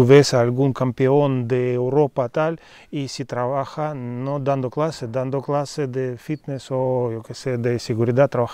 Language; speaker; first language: Spanish; non-native, fluent; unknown